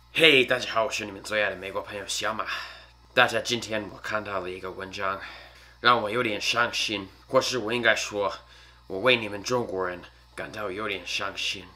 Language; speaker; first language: Chinese; non-native, fluent; English